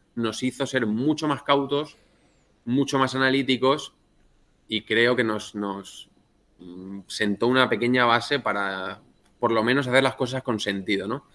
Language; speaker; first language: Spanish; native; Spanish